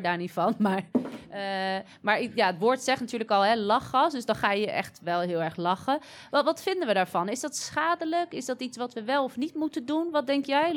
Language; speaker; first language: Dutch; native; Dutch